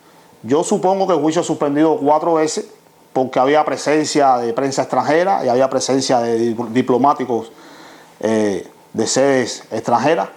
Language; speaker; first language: Spanish; native; Spanish